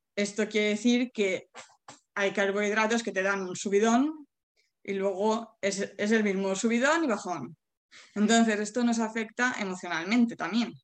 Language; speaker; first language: Spanish; native; Spanish